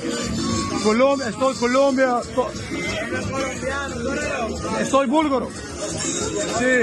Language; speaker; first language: Spanish; non-native, learner; Bulgarian